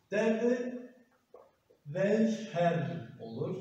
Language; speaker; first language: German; non-native, learner; Turkish